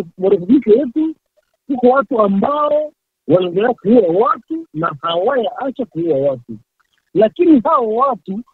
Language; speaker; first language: Swahili; native; Swahili